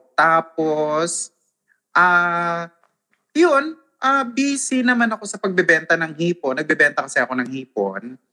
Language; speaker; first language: Filipino; non-native, local second language; Waray